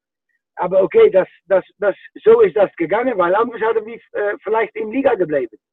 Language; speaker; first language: German; non-native, fluent; Dutch